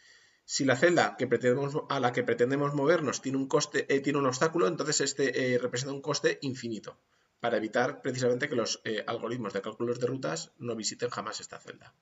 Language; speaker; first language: Spanish; native; Spanish